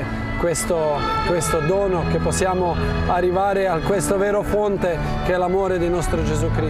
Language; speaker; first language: Italian; non-native, fluent; Croatian